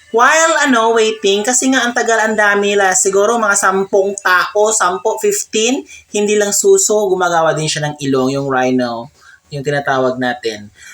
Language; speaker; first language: Filipino; non-native, local second language; Cebuano